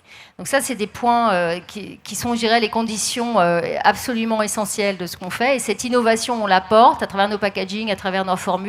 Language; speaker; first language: French; native; French